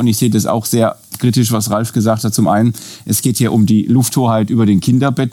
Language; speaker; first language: German; native; German